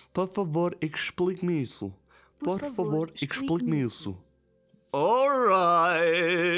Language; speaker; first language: Portuguese; non-native, learner; German